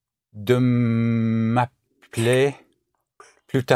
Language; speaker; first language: French; non-native, learner; English